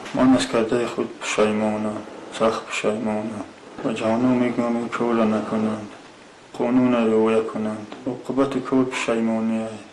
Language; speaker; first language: Tajik; non-native, local second language; Shughni